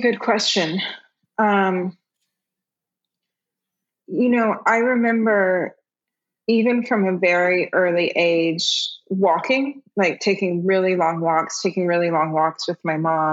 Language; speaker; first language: English; early bilingual, other home language; German